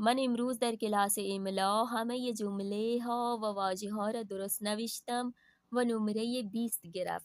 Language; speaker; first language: Persian; non-native, fluent; Urdu